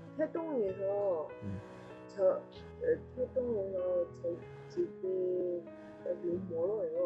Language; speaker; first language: Korean; non-native, learner; Chinese